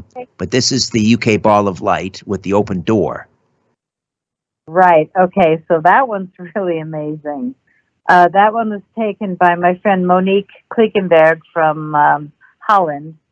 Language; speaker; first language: English; native; English